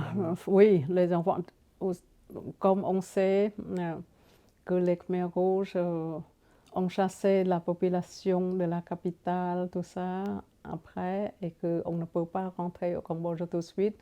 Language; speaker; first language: French; non-native, local second language; Khmer